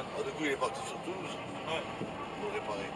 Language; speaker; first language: French; native; French